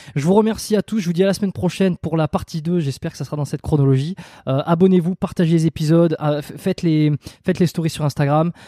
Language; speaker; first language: French; native; French